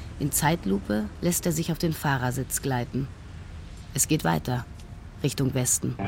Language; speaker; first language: German; native; German